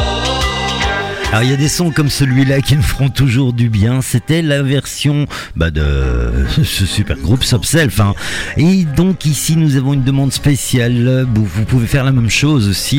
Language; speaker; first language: French; native; French